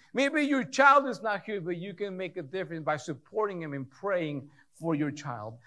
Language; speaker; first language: English; early bilingual, other home language; Spanish